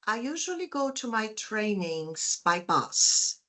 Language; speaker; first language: English; non-native, fluent; Portuguese